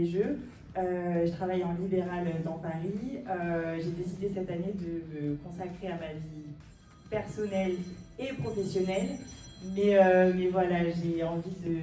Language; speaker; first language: French; native; French